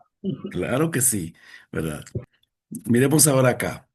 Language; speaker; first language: Spanish; native; Spanish